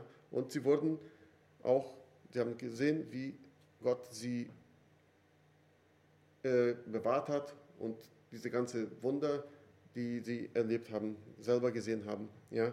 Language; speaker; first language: German; non-native, fluent; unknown